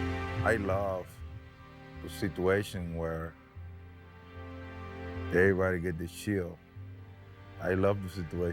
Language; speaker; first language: English; non-native, fluent; Spanish